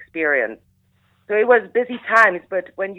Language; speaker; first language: English; non-native, fluent; Dutch